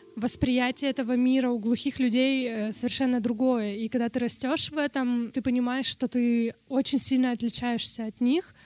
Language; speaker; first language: Russian; non-native, local second language; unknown